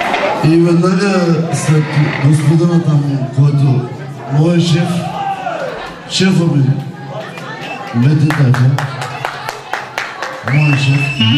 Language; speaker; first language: Bulgarian; non-native, local second language; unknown